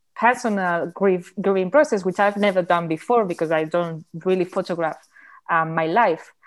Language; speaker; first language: English; non-native, fluent; Spanish